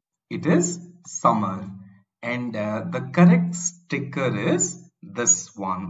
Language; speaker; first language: English; non-native, local second language; Tamil